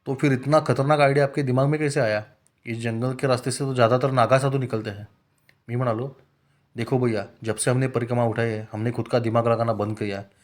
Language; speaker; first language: Hindi; non-native, local second language; Marathi